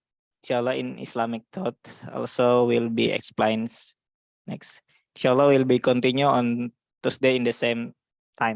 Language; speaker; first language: English; non-native, learner; Indonesian